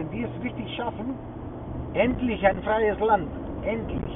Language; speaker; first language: German; non-native, learner; Greek